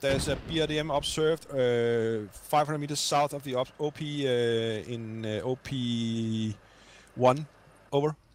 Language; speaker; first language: English; non-native, fluent; Danish